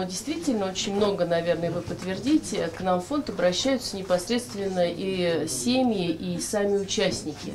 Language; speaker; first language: Russian; native; Russian